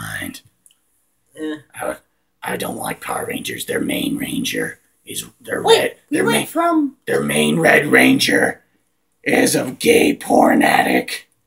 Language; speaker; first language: English; native; English